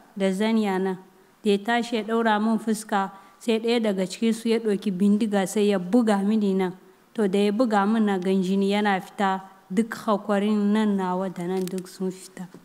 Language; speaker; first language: Hausa; non-native, local second language; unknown